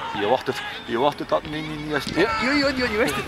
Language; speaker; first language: Dutch; native; Dutch